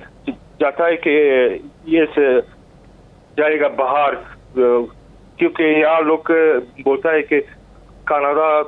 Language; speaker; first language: Hindi; non-native, learner; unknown